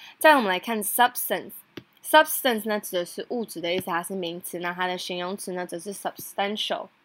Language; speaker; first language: Chinese; native; Chinese